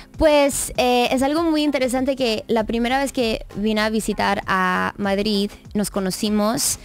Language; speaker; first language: Spanish; early bilingual, heritage; English